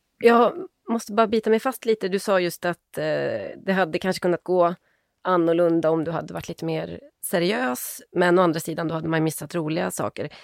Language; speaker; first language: Swedish; native; Swedish